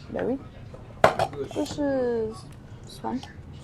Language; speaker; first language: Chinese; non-native, learner; French